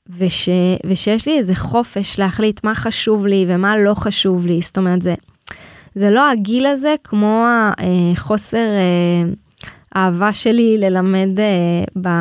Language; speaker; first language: Hebrew; native; Hebrew